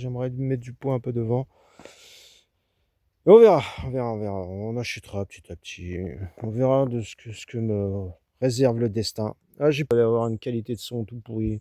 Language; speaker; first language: French; native; French